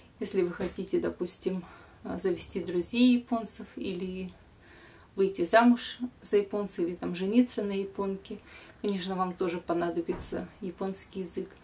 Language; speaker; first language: Russian; native; Russian